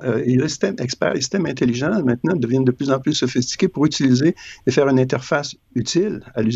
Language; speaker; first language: French; native; French